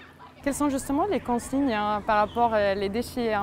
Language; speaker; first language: French; native; French